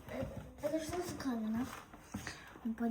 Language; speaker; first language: Russian; non-native, local second language; Azerbaijani